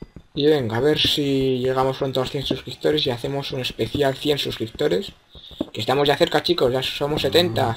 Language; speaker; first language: Spanish; native; Spanish